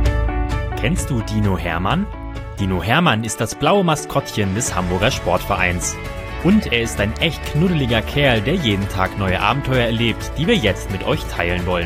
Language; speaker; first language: German; native; German